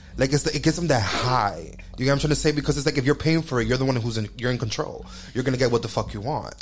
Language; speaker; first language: English; native; English